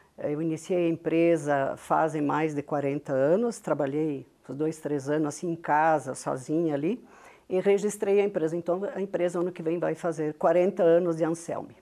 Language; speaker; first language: Portuguese; non-native, local second language; Venetian